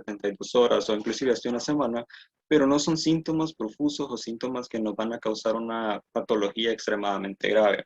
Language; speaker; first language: Spanish; native; Spanish